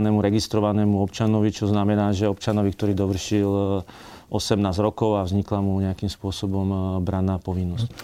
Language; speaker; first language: Slovak; native; Slovak